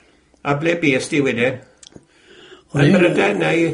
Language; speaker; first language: Welsh; native; Welsh